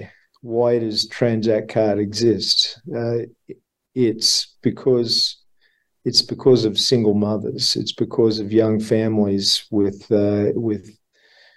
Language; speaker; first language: English; native; English